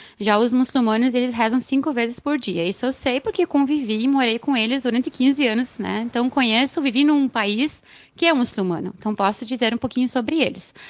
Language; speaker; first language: Portuguese; non-native, fluent; Arabic